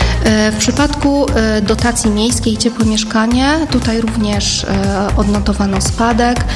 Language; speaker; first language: Polish; native; Polish